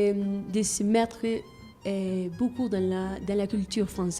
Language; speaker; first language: French; non-native, fluent; Spanish